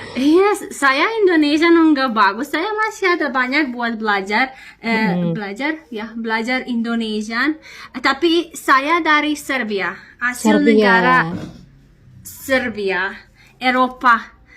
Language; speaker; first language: Indonesian; non-native, learner; Serbian